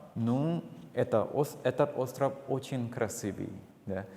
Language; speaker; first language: Russian; non-native, fluent; Indonesian